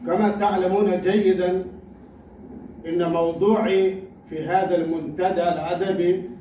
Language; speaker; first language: Arabic; non-native, fluent; Urdu